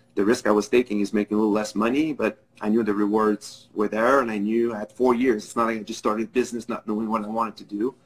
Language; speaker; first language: English; non-native, fluent; French